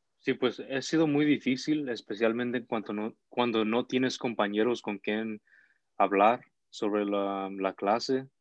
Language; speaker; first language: Spanish; early bilingual, heritage; Spanish